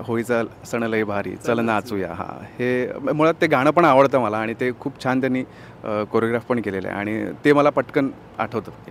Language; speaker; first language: Marathi; non-native, local second language; Konkani